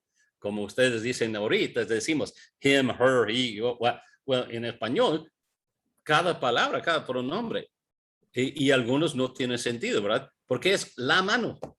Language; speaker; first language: Spanish; non-native, fluent; English